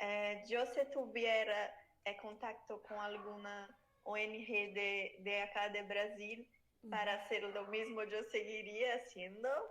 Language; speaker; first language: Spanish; non-native, learner; Portuguese